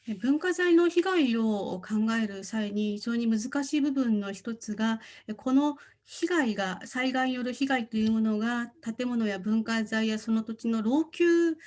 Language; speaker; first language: Japanese; non-native, fluent; Korean